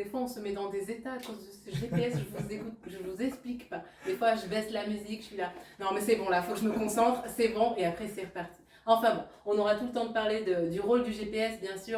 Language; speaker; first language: French; native; French